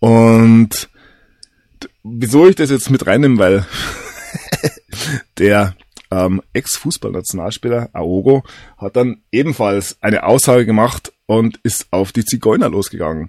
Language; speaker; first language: German; native; German